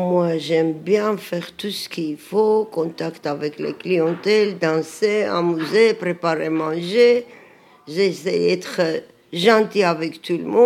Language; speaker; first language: French; non-native, learner; Armenian